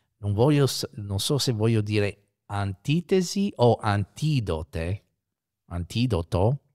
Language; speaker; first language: Italian; non-native, fluent; English